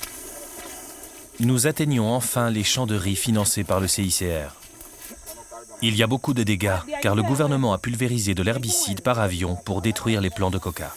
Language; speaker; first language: French; native; French